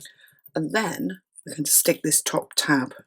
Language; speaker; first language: English; native; English